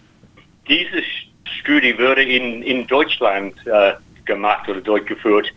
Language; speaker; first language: German; non-native, learner; English